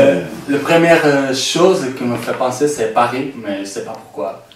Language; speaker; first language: French; non-native, fluent; Portuguese